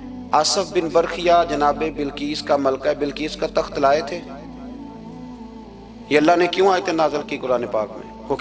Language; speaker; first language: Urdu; non-native, local second language; Punjabi